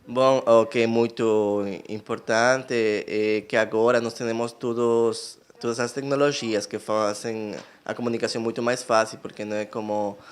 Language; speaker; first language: Portuguese; non-native, learner; Spanish